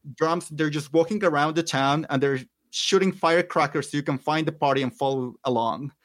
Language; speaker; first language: English; non-native, fluent; Spanish